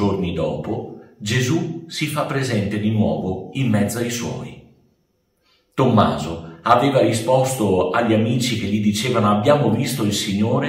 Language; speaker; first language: Italian; native; Italian